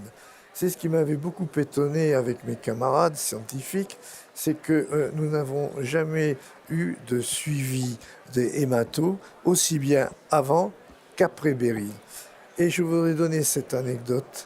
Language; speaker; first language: French; native; French